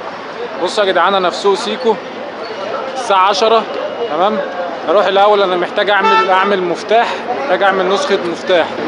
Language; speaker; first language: Arabic; native; Arabic